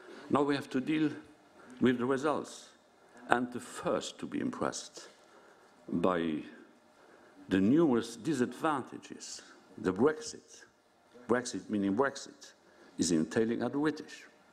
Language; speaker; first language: English; non-native, fluent; Luxembourgish